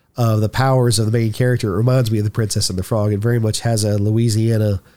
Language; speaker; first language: English; native; English